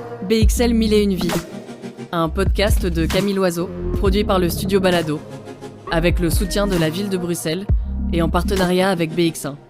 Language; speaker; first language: French; native; French